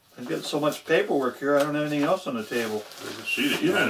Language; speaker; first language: English; native; English